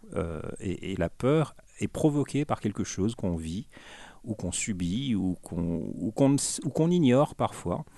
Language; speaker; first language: French; native; French